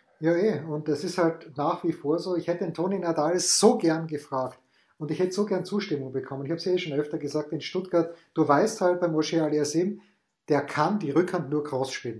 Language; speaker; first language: German; native; German